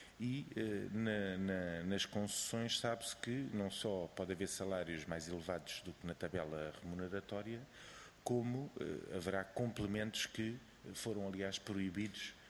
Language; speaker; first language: Portuguese; native; Portuguese